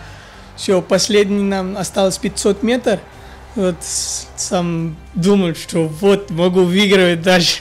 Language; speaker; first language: Russian; non-native, fluent; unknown